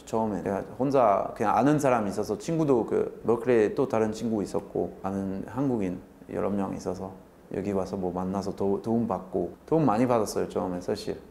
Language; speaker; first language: Korean; non-native, fluent; French